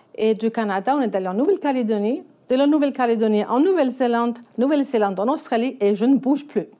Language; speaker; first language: French; non-native, fluent; Icelandic